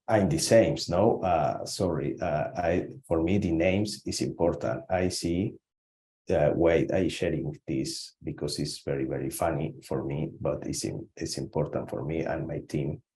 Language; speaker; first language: English; non-native, learner; Spanish